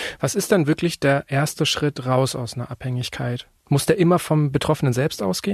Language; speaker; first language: German; native; German